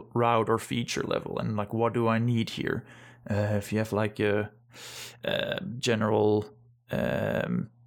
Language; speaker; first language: English; non-native, fluent; Dutch